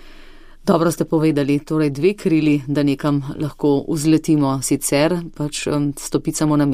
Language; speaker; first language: Slovenian; native; Slovenian